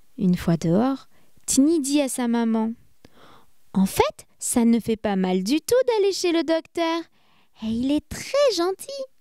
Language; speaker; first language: French; native; French